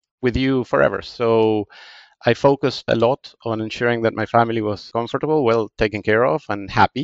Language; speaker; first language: English; non-native, fluent; Spanish